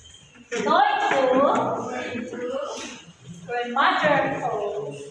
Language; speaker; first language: English; non-native, learner; Indonesian